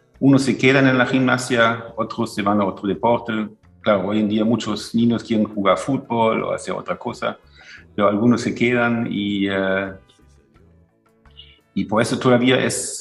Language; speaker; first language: Spanish; non-native, fluent; German